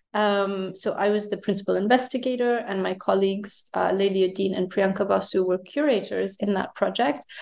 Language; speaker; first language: English; native; English